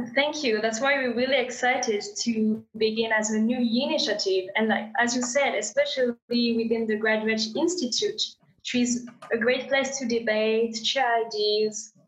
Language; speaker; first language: English; non-native, fluent; French